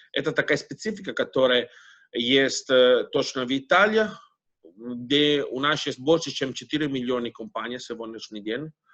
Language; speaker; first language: Russian; non-native, learner; Italian